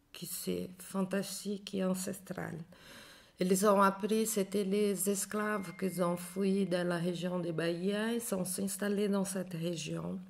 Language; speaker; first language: French; non-native, learner; Portuguese